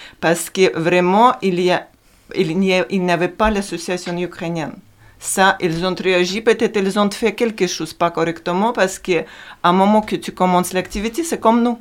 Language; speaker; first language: French; non-native, fluent; Ukrainian